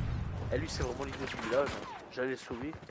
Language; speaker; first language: French; native; French